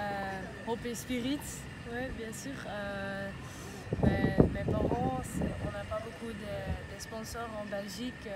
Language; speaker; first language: French; non-native, learner; Dutch